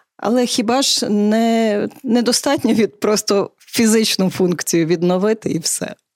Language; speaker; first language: Ukrainian; native; Ukrainian